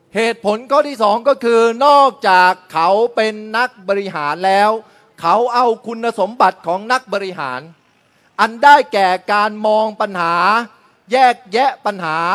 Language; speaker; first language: Thai; early bilingual, other home language; Chinese